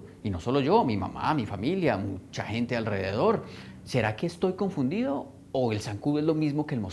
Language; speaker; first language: Spanish; native; Spanish